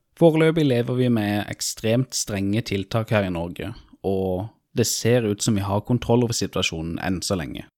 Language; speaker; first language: Norwegian; native; Norwegian